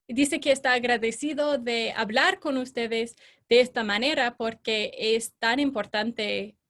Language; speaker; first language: Spanish; non-native, fluent; English